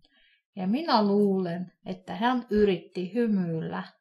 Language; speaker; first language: Finnish; non-native, fluent; Russian